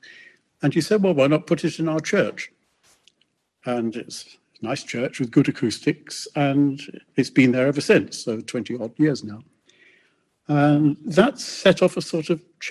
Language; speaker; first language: English; native; English